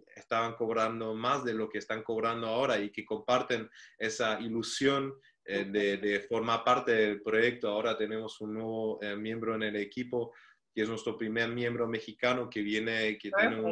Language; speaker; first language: Spanish; non-native, fluent; German